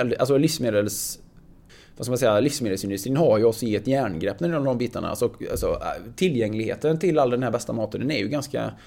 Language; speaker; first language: Swedish; native; Swedish